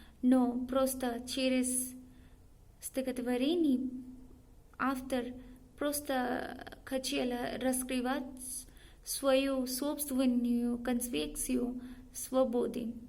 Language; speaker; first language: Russian; non-native, learner; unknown